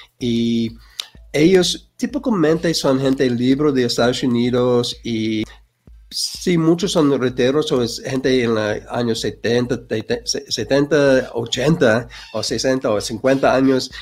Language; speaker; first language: Spanish; non-native, learner; English